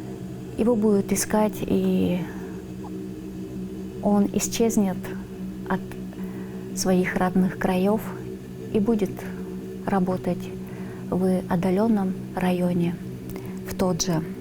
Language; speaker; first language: Russian; non-native, local second language; Tuvinian